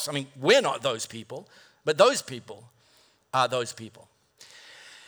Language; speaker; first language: English; native; English